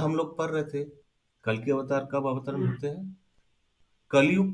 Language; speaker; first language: Hindi; non-native, local second language; Bangla